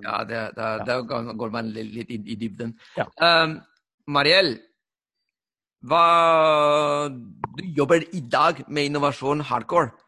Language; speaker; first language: Norwegian; non-native, fluent; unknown